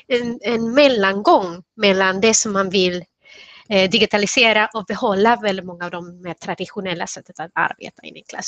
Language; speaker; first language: Swedish; non-native, fluent; Spanish